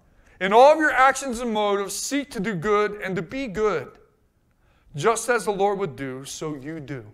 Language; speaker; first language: English; native; English